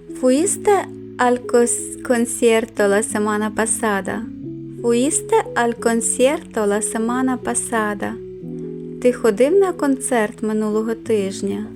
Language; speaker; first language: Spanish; non-native, fluent; Ukrainian